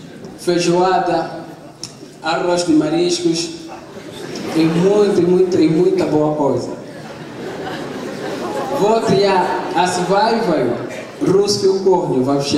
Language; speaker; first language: Russian; non-native, learner; Portuguese